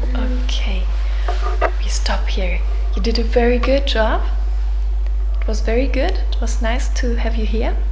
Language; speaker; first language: English; non-native, fluent; German